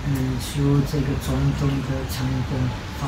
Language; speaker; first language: Chinese; non-native, fluent; Czech